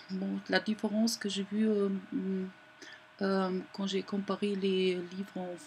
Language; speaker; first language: French; non-native, learner; German